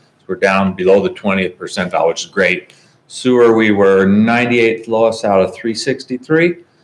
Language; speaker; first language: English; native; English